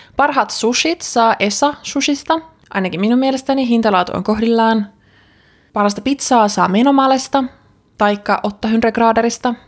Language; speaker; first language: Finnish; native; Finnish